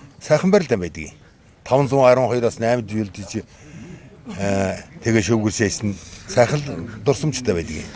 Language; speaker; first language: Mongolian; non-native, local second language; Kazakh